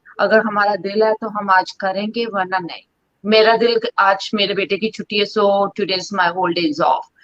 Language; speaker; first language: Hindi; non-native, local second language; Punjabi